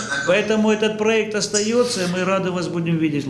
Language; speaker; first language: Russian; native; Russian